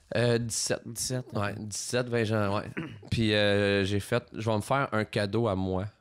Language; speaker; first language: French; native; French